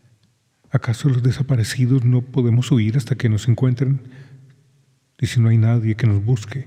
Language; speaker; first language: Spanish; native; Spanish